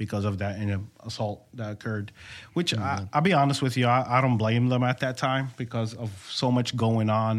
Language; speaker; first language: English; native; English